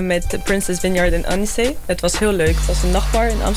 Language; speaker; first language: Dutch; non-native, learner; French